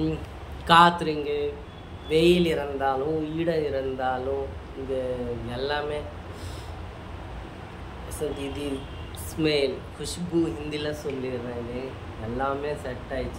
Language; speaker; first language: Tamil; non-native, fluent; Hindi